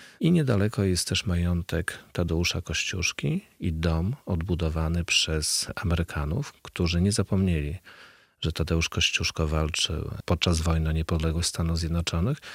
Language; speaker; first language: Polish; native; Polish